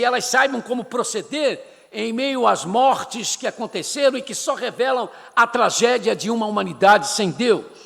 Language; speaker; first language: Portuguese; native; Portuguese